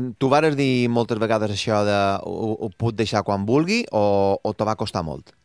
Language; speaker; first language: Catalan; native; Catalan